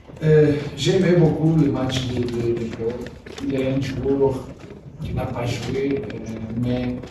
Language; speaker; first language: French; non-native, learner; Portuguese